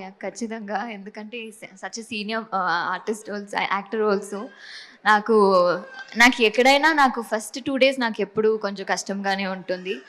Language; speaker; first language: Telugu; non-native, fluent; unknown